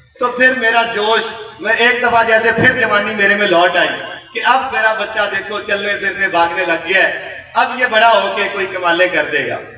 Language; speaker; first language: Urdu; non-native, local second language; Punjabi